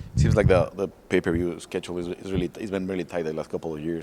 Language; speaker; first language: English; non-native, fluent; Spanish